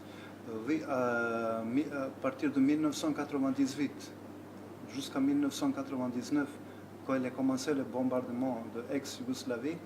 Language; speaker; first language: French; non-native, learner; Albanian